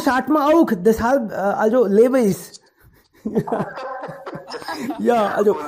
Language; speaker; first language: German; non-native, learner; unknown